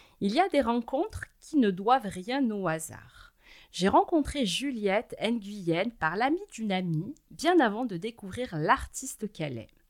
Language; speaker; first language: French; native; French